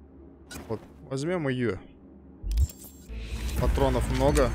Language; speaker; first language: Russian; native; Russian